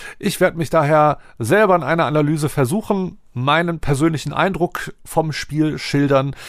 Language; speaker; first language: German; native; German